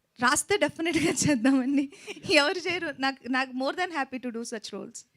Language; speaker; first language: Telugu; native; Telugu